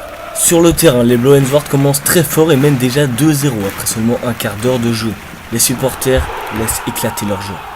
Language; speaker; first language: French; native; French